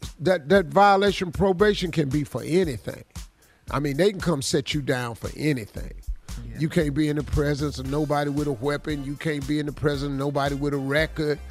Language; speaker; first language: English; native; English